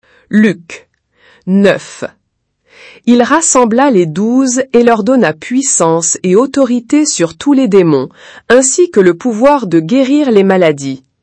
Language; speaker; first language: French; native; French